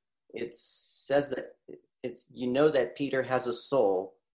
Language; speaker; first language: English; early bilingual, other home language; Russian